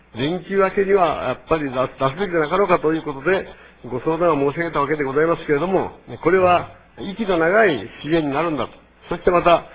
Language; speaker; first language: Japanese; native; Japanese